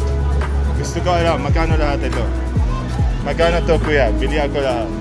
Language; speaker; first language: Filipino; non-native, learner; Arabic